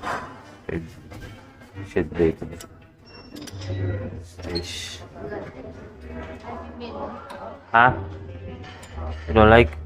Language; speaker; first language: English; non-native, local second language; Filipino